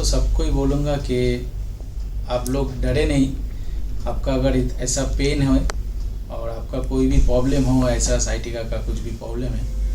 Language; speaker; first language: Hindi; non-native, local second language; Bangla